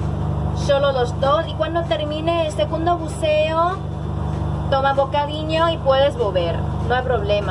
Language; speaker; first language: Spanish; non-native, learner; Thai